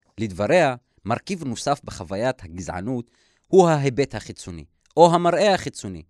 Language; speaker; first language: Hebrew; non-native, local second language; Arabic